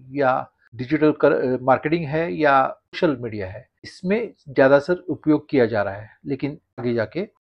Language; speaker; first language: Hindi; non-native, local second language; Marathi